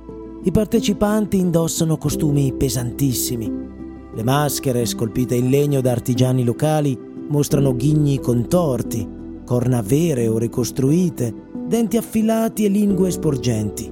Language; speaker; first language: Italian; native; Italian